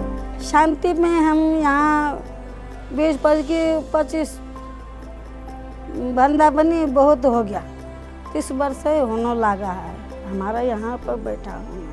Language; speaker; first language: Hindi; non-native, learner; Maithili